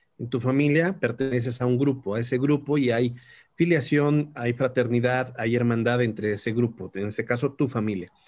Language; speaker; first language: Spanish; native; Spanish